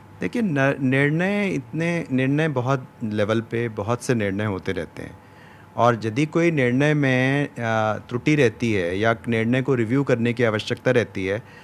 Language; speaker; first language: Hindi; native; Hindi